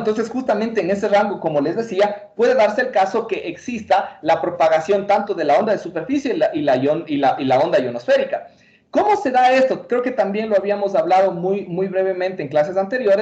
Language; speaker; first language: Spanish; native; Spanish